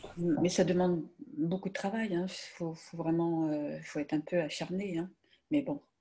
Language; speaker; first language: French; native; French